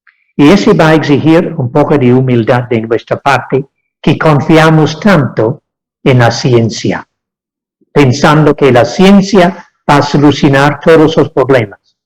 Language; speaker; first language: Spanish; non-native, fluent; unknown